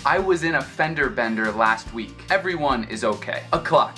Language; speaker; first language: English; native; English